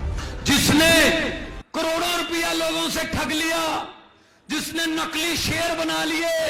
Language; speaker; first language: Hindi; non-native, local second language; Punjabi